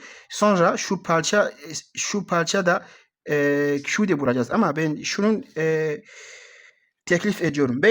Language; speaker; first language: Turkish; non-native, learner; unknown